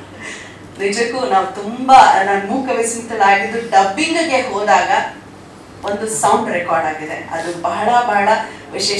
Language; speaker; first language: Kannada; native; Kannada